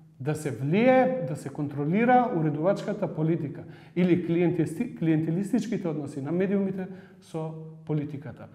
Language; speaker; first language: Macedonian; non-native, local second language; Albanian